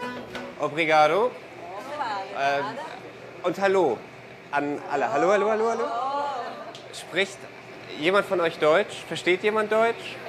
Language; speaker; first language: German; native; German